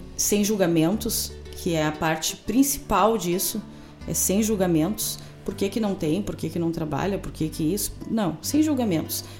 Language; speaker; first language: Portuguese; native; Portuguese